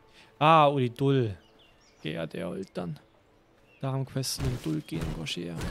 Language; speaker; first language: Korean; non-native, fluent; German